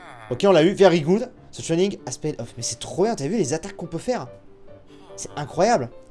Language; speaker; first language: French; native; French